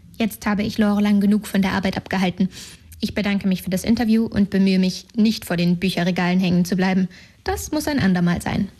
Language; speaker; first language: German; native; German